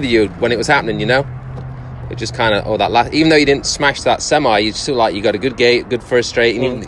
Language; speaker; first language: English; native; English